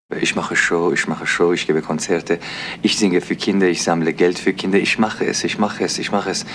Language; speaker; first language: German; non-native, fluent; Persian